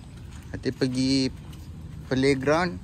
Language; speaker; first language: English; non-native, local second language; Malay